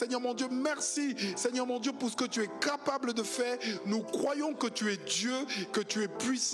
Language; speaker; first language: French; native; French